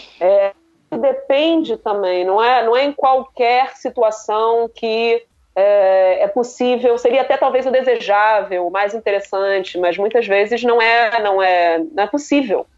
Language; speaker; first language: Portuguese; native; Portuguese